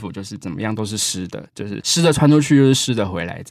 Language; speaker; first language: Chinese; native; Chinese